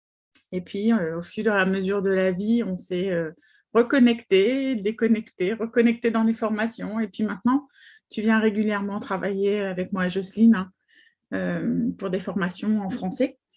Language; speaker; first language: French; native; French